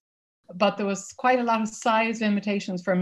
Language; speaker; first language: English; native; English